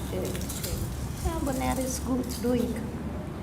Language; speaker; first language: German; early bilingual, heritage; German